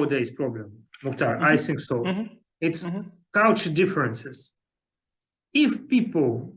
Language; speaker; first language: English; non-native, learner; Russian